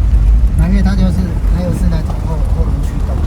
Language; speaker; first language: Chinese; native; Chinese